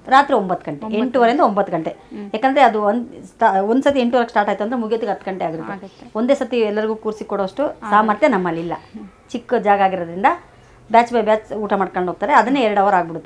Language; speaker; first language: Kannada; native; Kannada